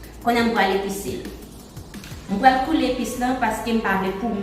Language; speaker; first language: French; non-native, learner; Haitian Creole